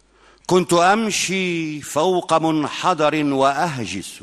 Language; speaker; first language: Arabic; native; Arabic